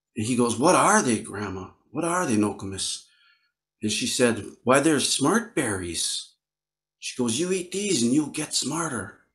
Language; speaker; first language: English; native; English